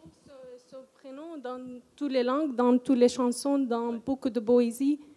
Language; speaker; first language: French; non-native, fluent; Arabic